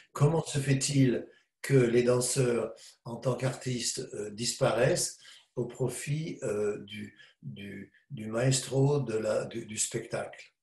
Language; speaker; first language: French; native; French